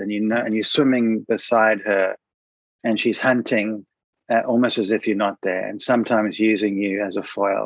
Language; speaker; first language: English; native; English